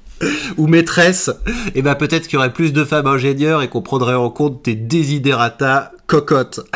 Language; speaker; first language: French; native; French